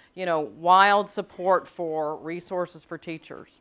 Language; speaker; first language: English; native; English